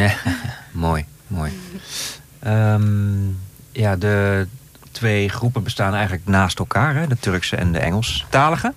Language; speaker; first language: Dutch; native; Dutch